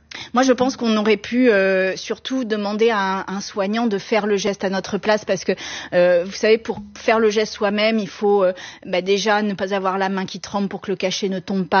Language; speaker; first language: French; native; French